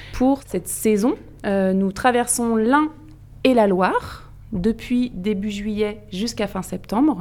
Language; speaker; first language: French; native; French